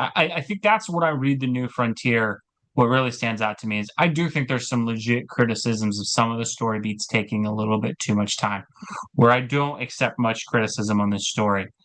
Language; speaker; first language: English; native; English